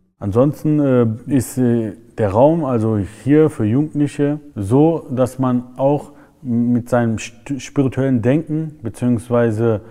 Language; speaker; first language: German; early bilingual, other home language; Turkish